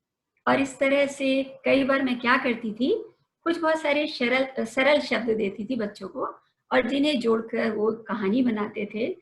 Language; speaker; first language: Hindi; native; Hindi